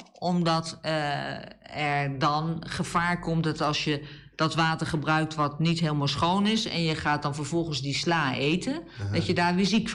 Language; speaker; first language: Dutch; native; Dutch